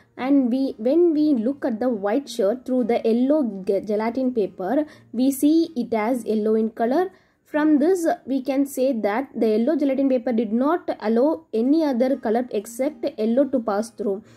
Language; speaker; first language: English; non-native, local second language; Tamil